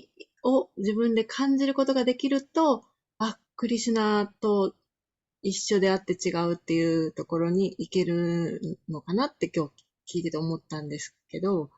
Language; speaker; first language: Japanese; native; Japanese